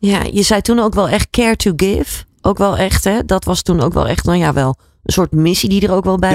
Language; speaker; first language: Dutch; native; Dutch